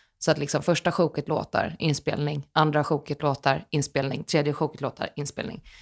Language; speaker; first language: Swedish; native; Swedish